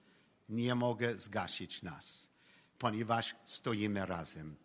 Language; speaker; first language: Polish; non-native, learner; English